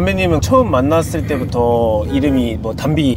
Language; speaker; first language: Korean; native; Korean